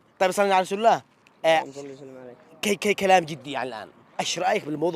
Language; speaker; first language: Arabic; native; Arabic